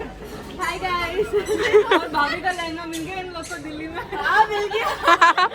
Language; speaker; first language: Hindi; non-native, local second language; Gujarati